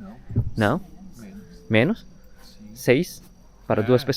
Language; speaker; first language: Portuguese; non-native, learner; Indonesian